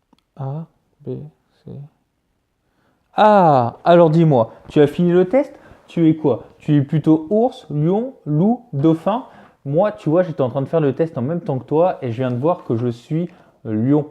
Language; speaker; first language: French; native; French